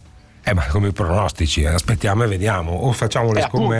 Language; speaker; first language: Italian; native; Italian